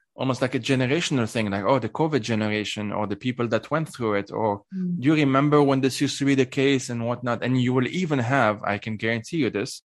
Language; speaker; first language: English; non-native, fluent; Arabic